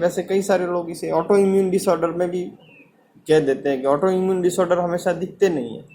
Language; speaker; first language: Hindi; native; Hindi